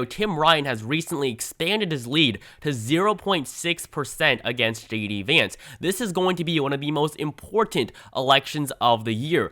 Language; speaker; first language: English; native; English